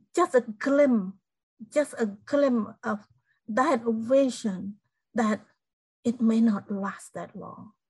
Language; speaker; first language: English; non-native, fluent; Khmer